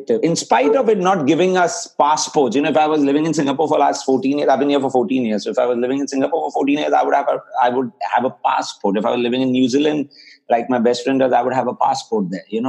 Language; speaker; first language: English; non-native, local second language; Hindi